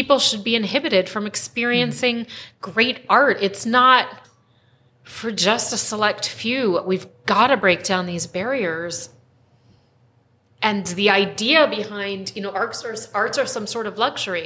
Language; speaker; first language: English; native; English